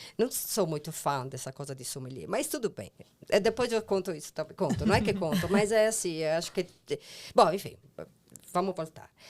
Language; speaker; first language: Portuguese; non-native, fluent; Italian